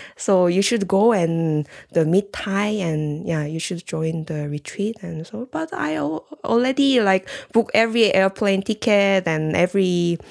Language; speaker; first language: English; non-native, learner; Korean